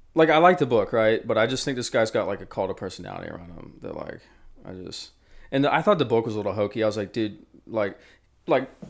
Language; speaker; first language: English; native; English